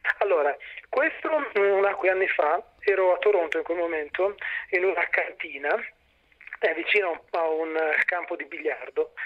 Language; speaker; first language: Italian; native; Italian